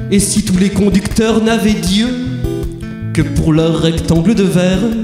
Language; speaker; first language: French; native; French